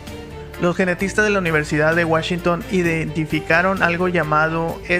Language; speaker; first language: Spanish; native; Spanish